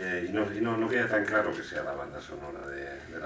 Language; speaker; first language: Spanish; native; Spanish